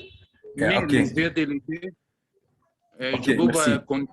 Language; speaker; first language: French; non-native, learner; Arabic